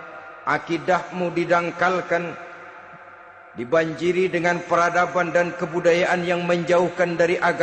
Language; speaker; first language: Indonesian; native; Indonesian